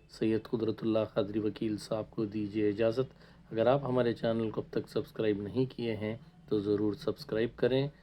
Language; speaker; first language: Urdu; native; Urdu